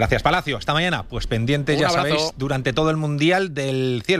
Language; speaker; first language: Spanish; native; Spanish